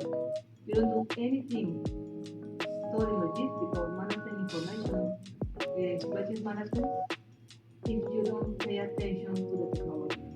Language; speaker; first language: English; non-native, learner; Spanish